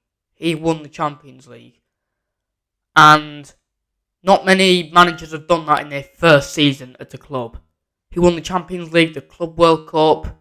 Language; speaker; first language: English; native; English